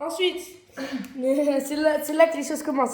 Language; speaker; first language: French; native; French